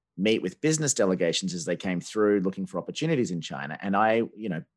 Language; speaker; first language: English; native; English